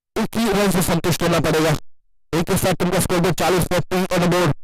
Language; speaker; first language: Hindi; non-native, local second language; Marathi